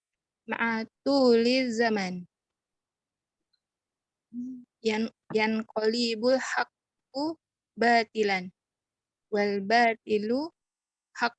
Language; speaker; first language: Arabic; non-native, learner; Indonesian